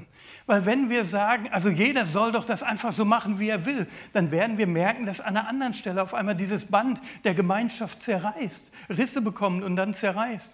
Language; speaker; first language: German; native; German